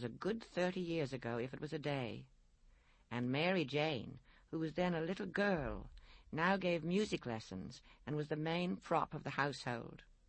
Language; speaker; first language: English; native; English